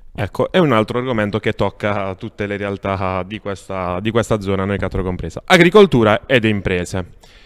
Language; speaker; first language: Italian; native; Italian